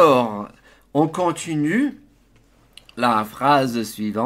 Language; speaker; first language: French; non-native, fluent; English